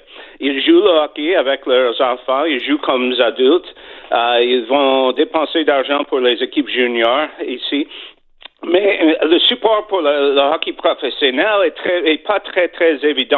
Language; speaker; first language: French; non-native, fluent; English